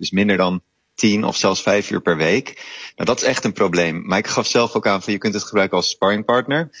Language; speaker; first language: Dutch; native; Dutch